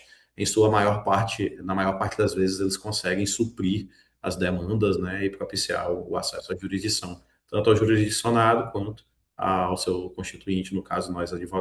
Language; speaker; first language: Portuguese; native; Portuguese